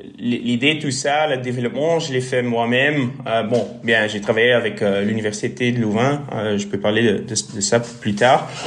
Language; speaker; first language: French; non-native, local second language; Dutch